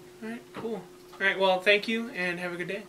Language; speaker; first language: English; native; English